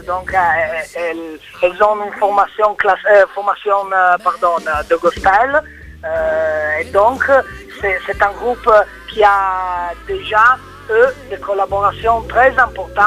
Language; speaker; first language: French; non-native, learner; Italian